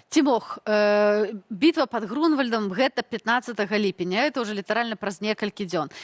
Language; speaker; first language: Belarusian; native; Belarusian